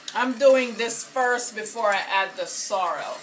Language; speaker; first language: English; native; English